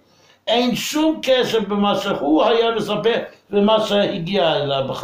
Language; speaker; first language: Hebrew; non-native, fluent; English